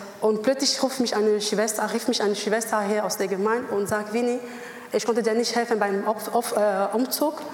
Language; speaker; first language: German; non-native, learner; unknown